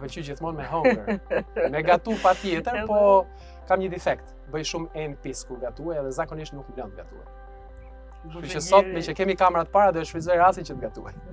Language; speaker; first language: Albanian; native; Albanian